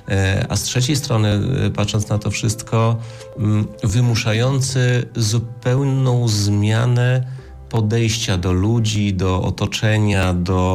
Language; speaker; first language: Polish; native; Polish